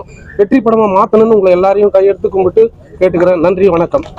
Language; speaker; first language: Tamil; native; Tamil